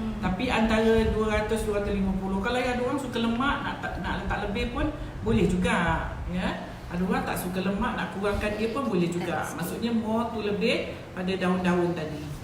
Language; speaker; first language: Malay; native; Malay